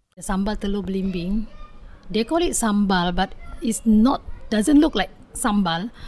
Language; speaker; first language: English; non-native, learner; Indonesian